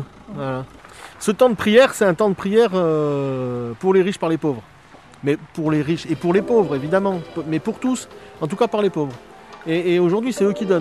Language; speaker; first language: French; native; French